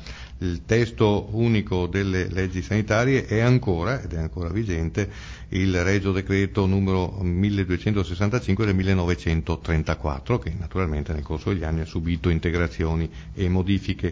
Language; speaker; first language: Italian; native; Italian